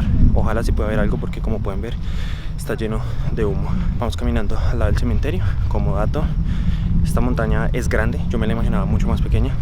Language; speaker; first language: Spanish; native; Spanish